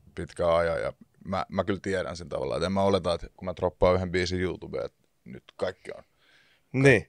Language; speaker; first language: Finnish; native; Finnish